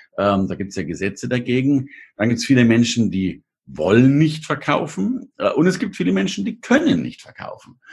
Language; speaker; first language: German; native; German